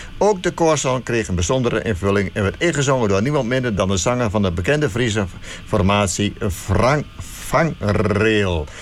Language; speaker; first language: Dutch; native; Dutch